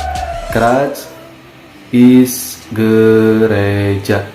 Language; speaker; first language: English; non-native, learner; Indonesian